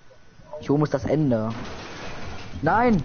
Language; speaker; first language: German; native; German